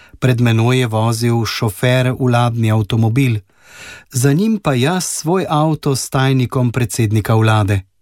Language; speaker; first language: Slovenian; native; Slovenian